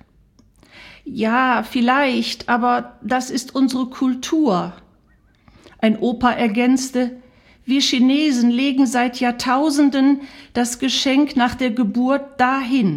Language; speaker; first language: German; native; German